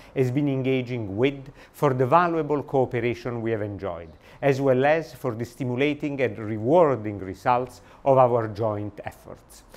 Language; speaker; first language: English; non-native, fluent; Italian